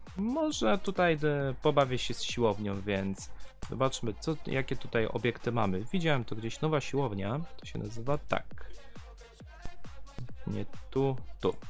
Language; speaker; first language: Polish; native; Polish